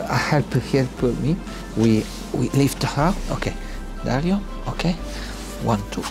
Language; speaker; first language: English; non-native, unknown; Italian